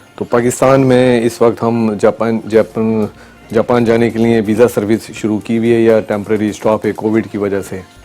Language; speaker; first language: Urdu; native; Urdu